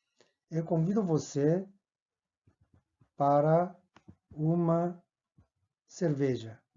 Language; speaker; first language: Portuguese; non-native, fluent; Korean